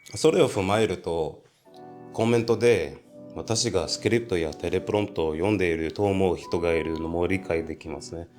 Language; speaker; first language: Japanese; non-native, fluent; English